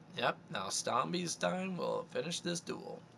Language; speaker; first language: English; native; English